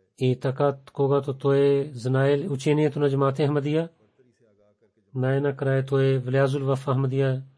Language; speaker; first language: Bulgarian; non-native, learner; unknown